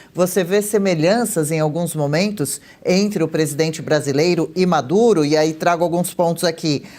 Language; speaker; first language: Portuguese; native; Portuguese